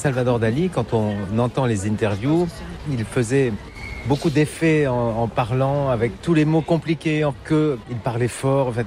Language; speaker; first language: French; native; French